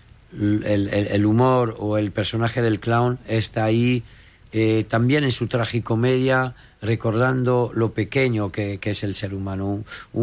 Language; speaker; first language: Spanish; non-native, fluent; French